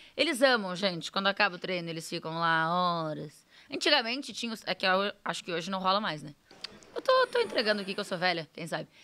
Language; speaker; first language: Portuguese; native; Portuguese